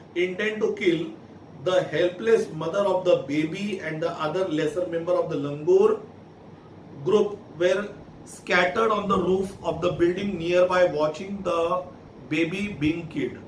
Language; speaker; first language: English; non-native, local second language; Marathi